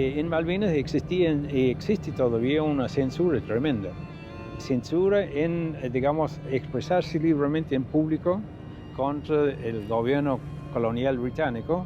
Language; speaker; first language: Spanish; non-native, fluent; English